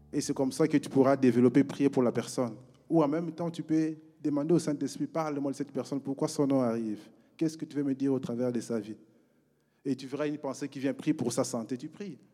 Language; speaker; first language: French; non-native, local second language; Lingala